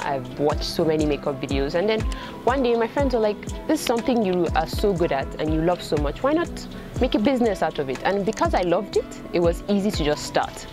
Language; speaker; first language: English; non-native, local second language; Hausa